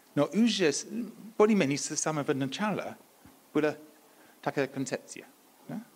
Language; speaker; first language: Polish; non-native, learner; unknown